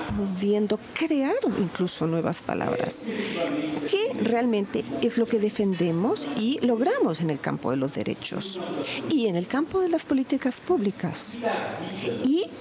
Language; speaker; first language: Spanish; non-native, fluent; Portuguese